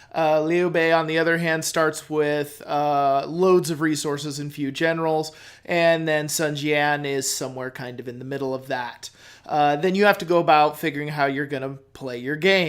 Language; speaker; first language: English; native; English